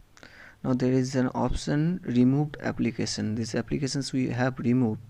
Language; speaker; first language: English; non-native, local second language; Hindi